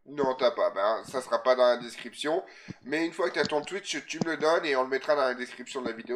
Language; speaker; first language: French; native; French